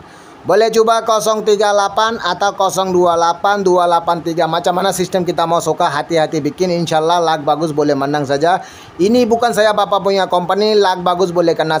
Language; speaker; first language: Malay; non-native, learner; Bangla